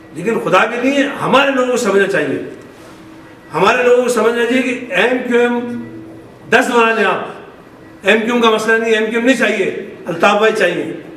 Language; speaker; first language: Urdu; native; Urdu